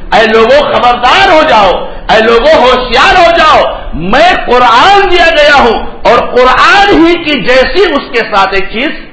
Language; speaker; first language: Urdu; native; Urdu